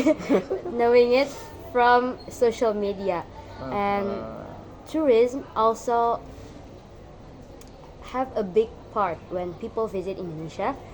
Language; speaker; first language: English; non-native, learner; Indonesian